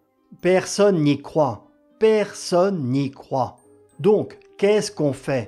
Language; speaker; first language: French; native; French